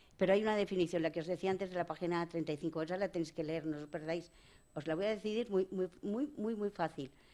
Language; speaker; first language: Spanish; native; Spanish